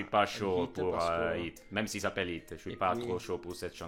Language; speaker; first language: French; non-native, fluent; Italian